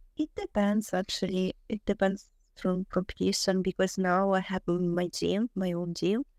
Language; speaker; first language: English; non-native, learner; Italian